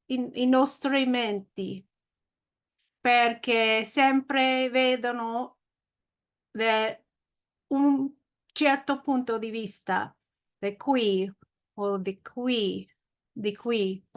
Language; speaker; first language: Italian; non-native, learner; English